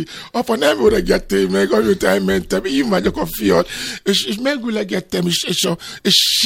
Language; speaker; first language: Hungarian; non-native, fluent; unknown